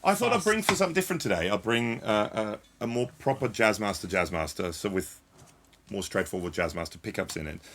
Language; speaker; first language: English; native; English